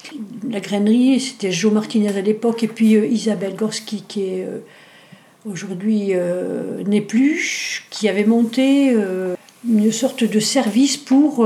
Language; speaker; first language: French; native; French